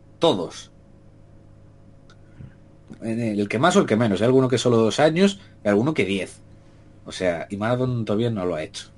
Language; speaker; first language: Spanish; native; Spanish